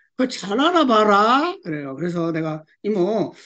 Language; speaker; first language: Korean; early bilingual, heritage; Korean